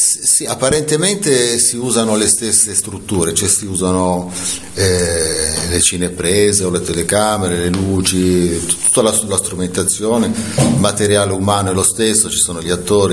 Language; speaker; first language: Italian; native; Italian